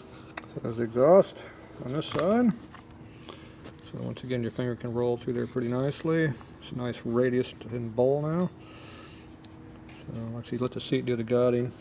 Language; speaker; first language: English; native; English